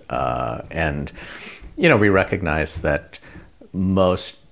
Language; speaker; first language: English; non-native, local second language; Bangla